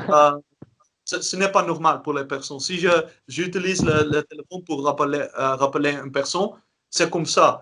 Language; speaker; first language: French; non-native, learner; Dutch